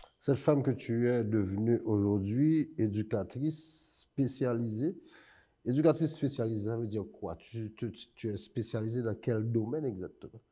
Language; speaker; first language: French; non-native, local second language; Haitian Creole